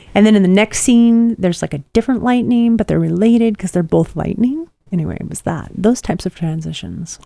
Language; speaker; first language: English; native; English